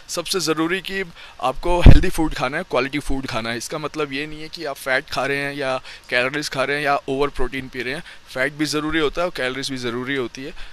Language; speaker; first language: Hindi; native; Hindi